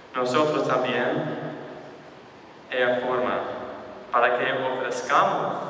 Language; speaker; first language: Spanish; non-native, fluent; English